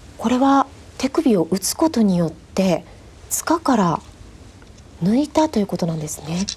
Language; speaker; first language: Japanese; native; Japanese